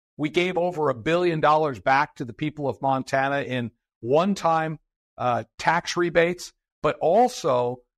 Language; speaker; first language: English; native; English